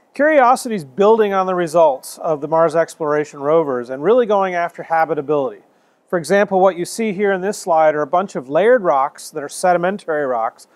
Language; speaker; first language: English; native; English